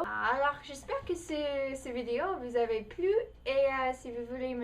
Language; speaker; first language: French; non-native, fluent; English